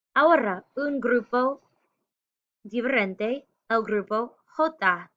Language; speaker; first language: Spanish; non-native, fluent; English